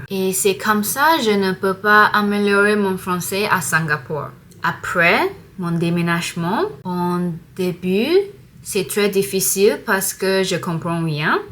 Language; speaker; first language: French; non-native, learner; English